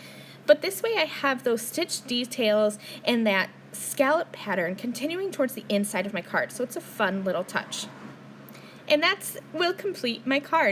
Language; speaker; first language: English; native; English